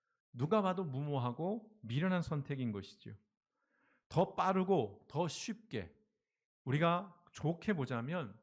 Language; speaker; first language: Korean; native; Korean